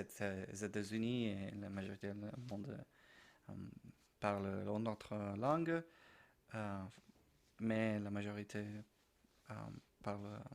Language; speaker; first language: French; non-native, learner; Spanish